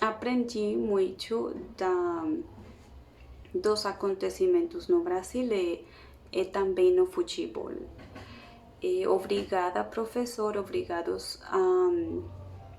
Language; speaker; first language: Portuguese; non-native, learner; Spanish